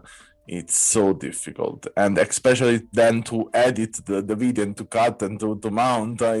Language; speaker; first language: English; non-native, fluent; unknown